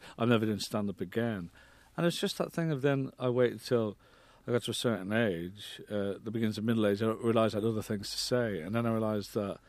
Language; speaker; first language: English; native; English